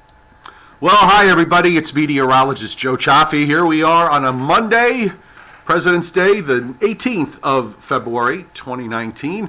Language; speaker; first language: English; native; English